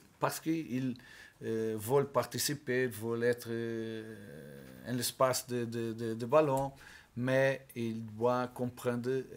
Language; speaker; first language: French; non-native, learner; Portuguese